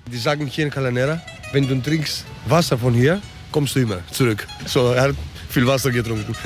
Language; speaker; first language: German; early bilingual, other home language; Greek